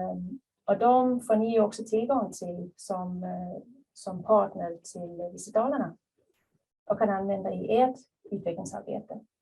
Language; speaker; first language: Swedish; native; Swedish